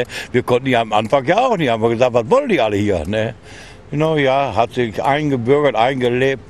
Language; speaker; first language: German; native; German